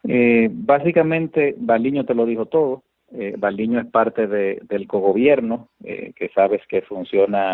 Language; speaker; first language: Spanish; native; Spanish